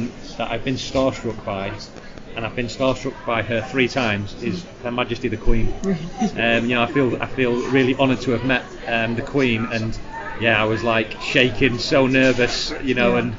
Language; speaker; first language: English; native; English